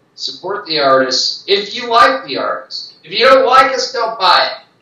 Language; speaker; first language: English; native; English